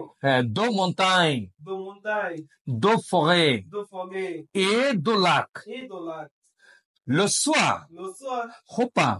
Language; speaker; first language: French; non-native, learner; Bangla